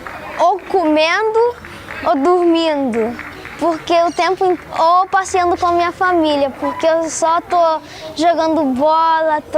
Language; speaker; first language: Portuguese; early bilingual, heritage; Portuguese